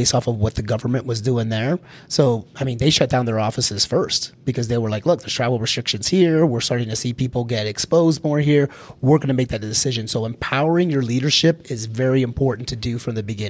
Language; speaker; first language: English; early bilingual, other home language; Spanish